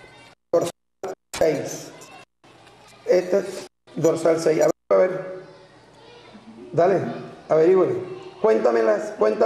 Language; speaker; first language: Spanish; native; Spanish